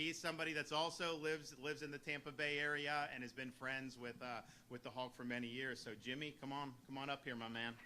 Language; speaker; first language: English; native; English